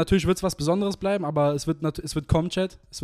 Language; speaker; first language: German; native; German